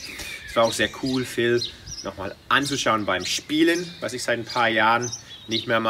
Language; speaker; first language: German; non-native, fluent; English